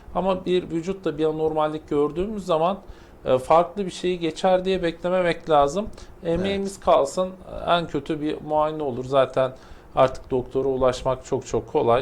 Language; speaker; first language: Turkish; native; Turkish